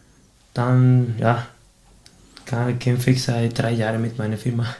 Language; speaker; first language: German; non-native, fluent; Spanish